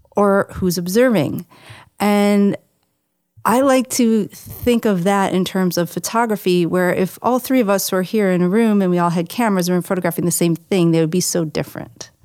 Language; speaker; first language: English; native; English